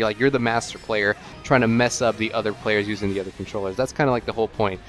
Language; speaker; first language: English; native; English